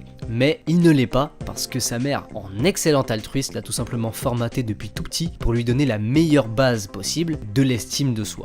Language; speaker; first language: French; native; French